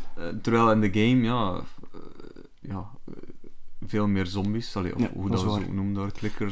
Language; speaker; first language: Dutch; native; Dutch